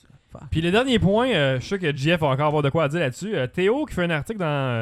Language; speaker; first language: French; native; French